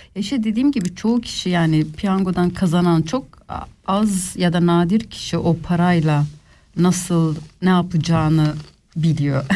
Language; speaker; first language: Turkish; early bilingual, other home language; Swiss German